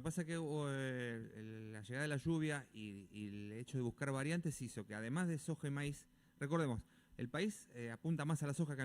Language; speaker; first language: Spanish; native; Spanish